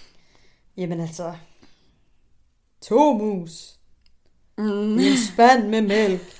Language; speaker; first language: Danish; native; Danish